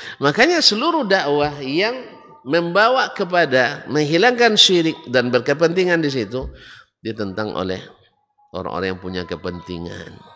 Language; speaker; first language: Malay; native; Malay